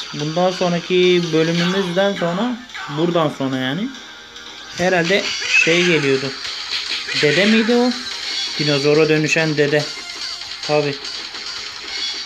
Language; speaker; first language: Turkish; native; Turkish